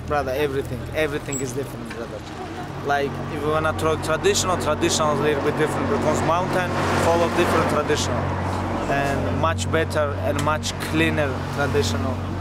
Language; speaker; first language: English; non-native, learner; Avaric